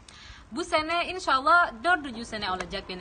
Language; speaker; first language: Turkish; non-native, fluent; Indonesian